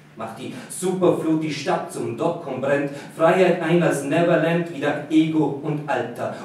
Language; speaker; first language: German; native; German